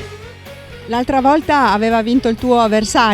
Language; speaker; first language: Italian; native; Italian